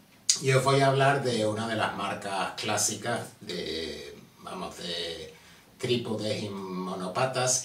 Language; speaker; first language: Spanish; native; Spanish